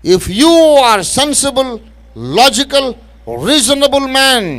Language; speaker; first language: English; non-native, local second language; Telugu